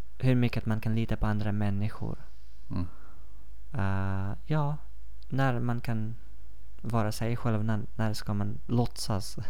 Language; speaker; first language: Swedish; non-native, fluent; Persian